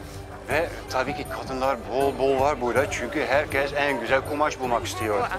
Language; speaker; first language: Turkish; non-native, fluent; Dutch